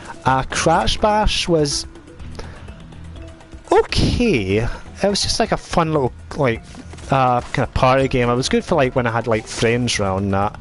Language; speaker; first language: English; native; English